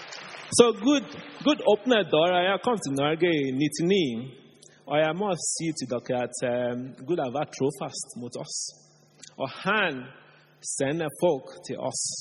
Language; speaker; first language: Norwegian; non-native, fluent; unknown